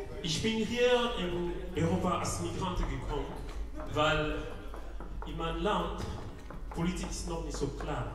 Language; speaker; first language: German; non-native, learner; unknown